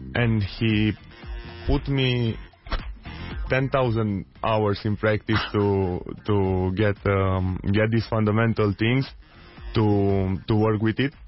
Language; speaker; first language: English; non-native, fluent; Romanian